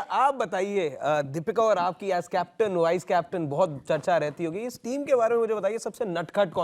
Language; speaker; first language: Hindi; native; Hindi